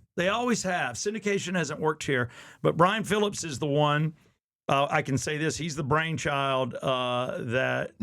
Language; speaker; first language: English; native; English